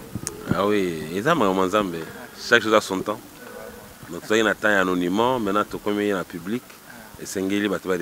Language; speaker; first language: French; non-native, local second language; Lingala